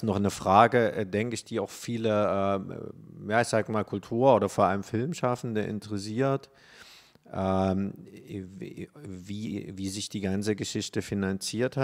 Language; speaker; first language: German; native; German